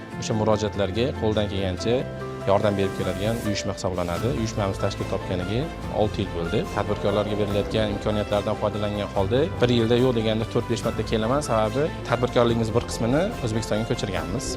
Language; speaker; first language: Uzbek; native; Uzbek